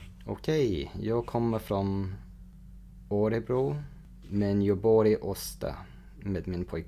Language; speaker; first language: Swedish; non-native, learner; English